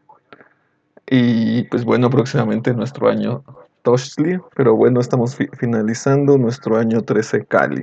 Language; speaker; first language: Spanish; native; Spanish